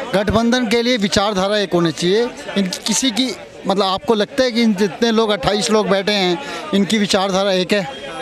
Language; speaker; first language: Hindi; native; Hindi